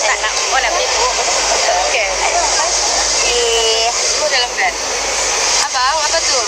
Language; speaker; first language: Indonesian; non-native, local second language; Malay